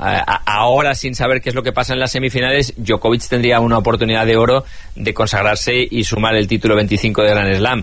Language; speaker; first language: Spanish; native; Spanish